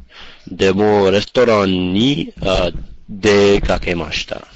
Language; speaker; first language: Japanese; non-native, learner; English